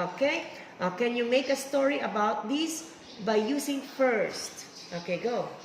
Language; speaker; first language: English; non-native, fluent; Vietnamese